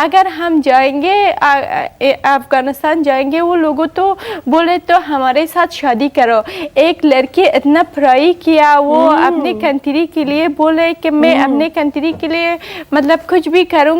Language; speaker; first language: Hindi; non-native, learner; Persian